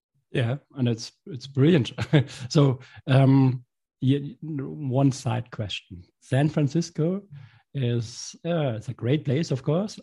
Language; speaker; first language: English; non-native, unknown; German